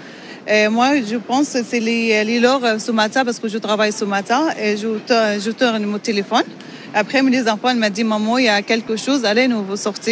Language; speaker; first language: French; non-native, learner; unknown